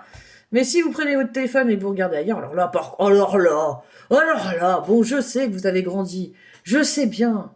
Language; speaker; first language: French; native; French